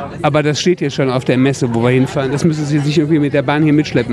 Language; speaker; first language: German; native; German